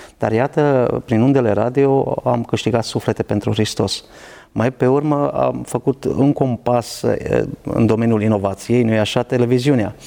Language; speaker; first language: Romanian; non-native, local second language; Hungarian